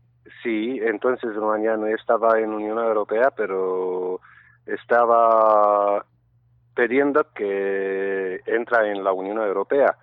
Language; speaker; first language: Spanish; non-native, learner; Romanian